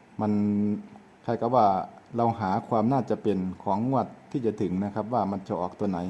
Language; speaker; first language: Thai; native; Thai